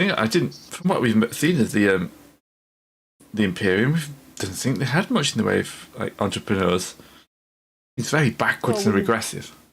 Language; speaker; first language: English; native; English